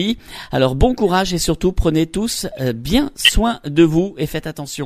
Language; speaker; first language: French; native; French